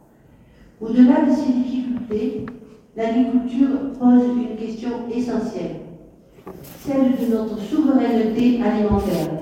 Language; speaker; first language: French; native; French